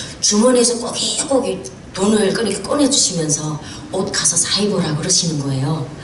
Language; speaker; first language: Korean; native; Korean